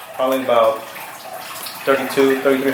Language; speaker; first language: English; native; English